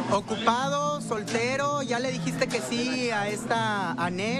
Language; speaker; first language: Spanish; native; Spanish